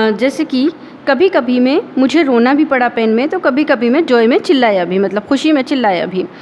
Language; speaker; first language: Hindi; native; Hindi